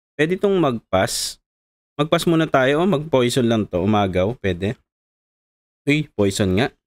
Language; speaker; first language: Filipino; native; Filipino